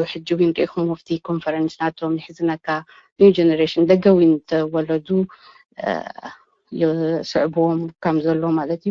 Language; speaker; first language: Tigrinya; non-native, local second language; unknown